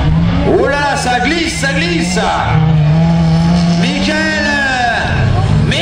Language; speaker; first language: French; native; French